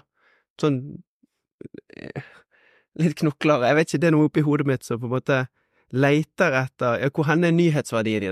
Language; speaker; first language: Norwegian; native; Norwegian